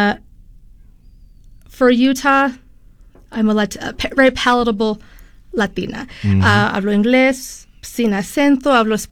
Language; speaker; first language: Spanish; early bilingual, heritage; Spanish